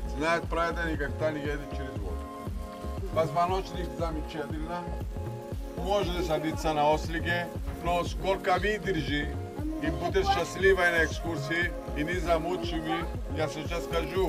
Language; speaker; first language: Russian; non-native, learner; Greek